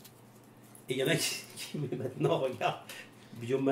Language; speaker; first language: French; native; French